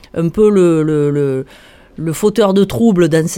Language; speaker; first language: French; native; French